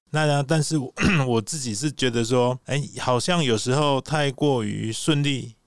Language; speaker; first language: Chinese; native; Chinese